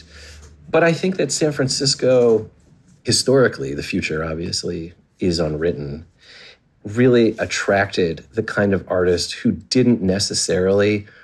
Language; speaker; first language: English; native; English